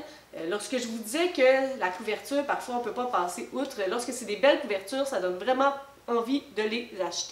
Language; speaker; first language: French; native; French